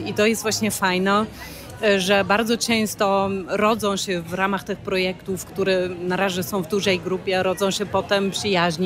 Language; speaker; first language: Polish; non-native, fluent; German